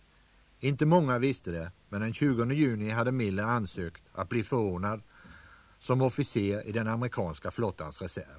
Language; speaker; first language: Swedish; native; Swedish